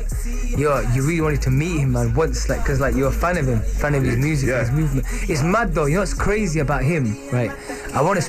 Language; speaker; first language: English; native; English